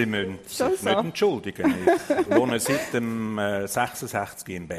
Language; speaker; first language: German; native; German